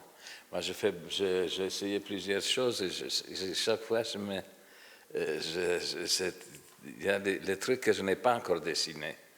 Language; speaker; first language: French; non-native, fluent; Polish